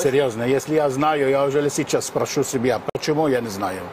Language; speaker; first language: Ukrainian; non-native, learner; Arabic